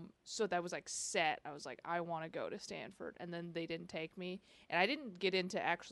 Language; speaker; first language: English; early bilingual, other home language; Chinese